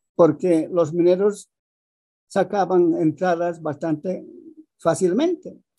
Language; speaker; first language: Spanish; early bilingual, other home language; Aymara